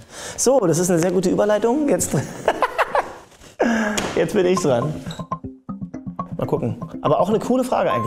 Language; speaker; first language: German; native; German